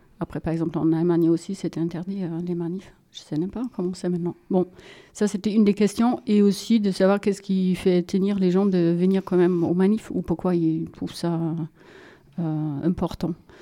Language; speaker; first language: French; non-native, fluent; German